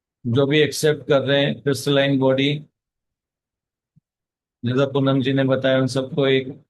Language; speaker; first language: Hindi; native; Hindi